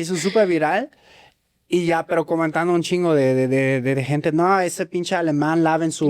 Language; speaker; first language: Spanish; native; Spanish